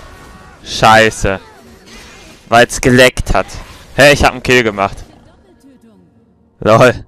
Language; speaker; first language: German; native; German